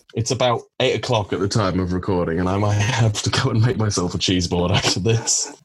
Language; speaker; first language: English; native; English